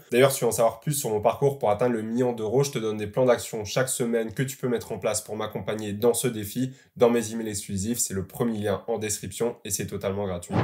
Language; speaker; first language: French; native; French